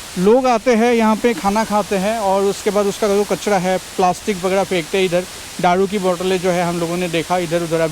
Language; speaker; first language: Hindi; non-native, local second language; Assamese